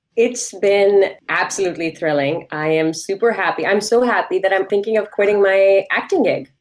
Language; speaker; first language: English; non-native, local second language; Hindi